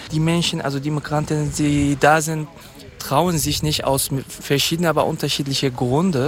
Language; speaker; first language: German; non-native, fluent; Kurdish